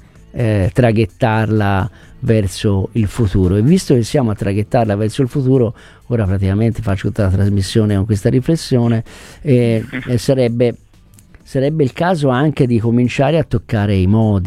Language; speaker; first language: Italian; native; Italian